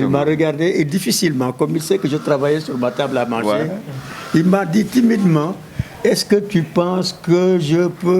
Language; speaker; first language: French; non-native, local second language; Wolof